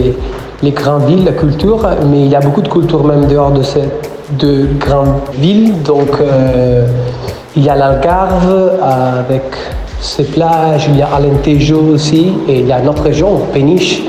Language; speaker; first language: French; non-native, fluent; Italian